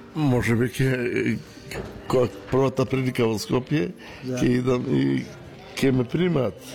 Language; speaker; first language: Macedonian; non-native, local second language; Romany